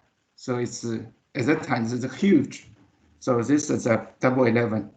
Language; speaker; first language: English; non-native, learner; Chinese